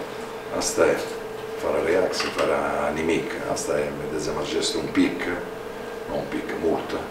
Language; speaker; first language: Romanian; non-native, fluent; Italian